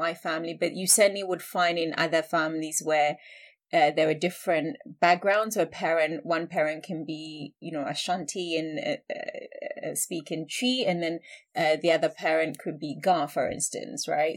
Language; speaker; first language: English; non-native, local second language; Akan